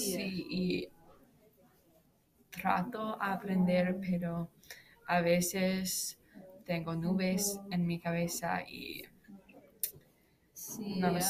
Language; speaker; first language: Spanish; non-native, learner; English